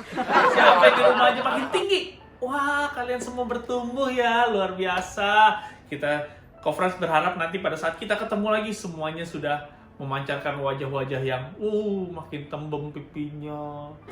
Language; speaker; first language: Indonesian; native; Indonesian